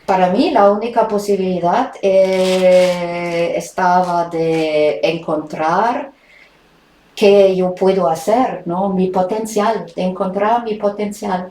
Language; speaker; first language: Spanish; non-native, fluent; German